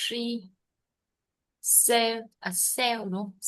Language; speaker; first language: English; non-native, learner; Vietnamese